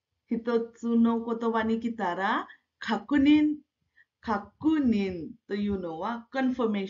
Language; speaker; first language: Japanese; non-native, fluent; Marathi